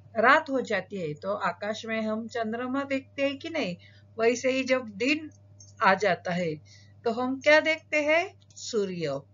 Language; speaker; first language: Hindi; non-native, local second language; Marathi